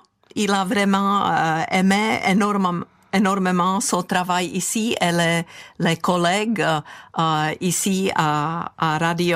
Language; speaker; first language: French; non-native, fluent; Czech